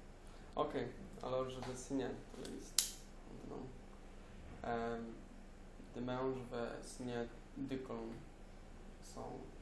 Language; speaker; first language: French; non-native, learner; Polish